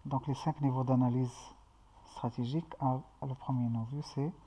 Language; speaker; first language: French; non-native, local second language; Arabic